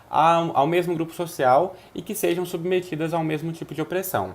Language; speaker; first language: Portuguese; native; Portuguese